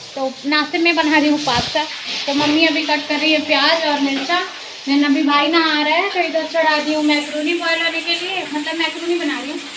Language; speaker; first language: Hindi; native; Hindi